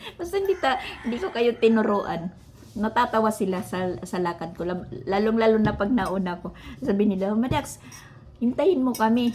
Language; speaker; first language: Filipino; non-native, local second language; Waray